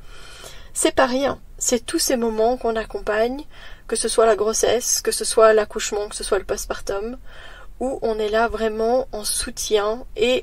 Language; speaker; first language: French; native; French